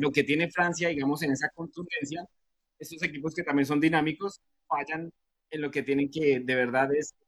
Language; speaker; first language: Spanish; native; Spanish